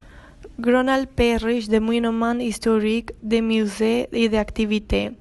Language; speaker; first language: French; non-native, fluent; Spanish